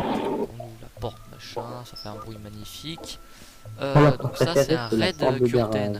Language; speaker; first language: French; native; French